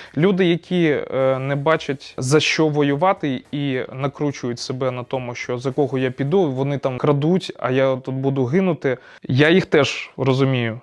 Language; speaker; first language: Ukrainian; non-native, local second language; Russian